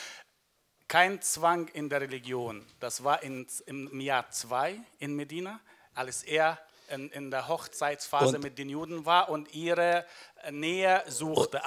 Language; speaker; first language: German; non-native, fluent; Arabic